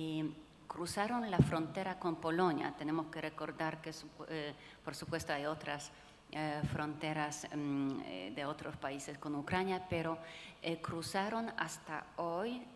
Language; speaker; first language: Spanish; non-native, fluent; Polish